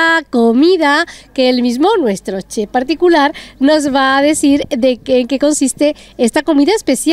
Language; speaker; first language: Spanish; native; Spanish